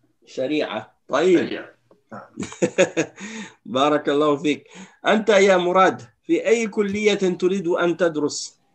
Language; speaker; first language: Arabic; non-native, fluent; French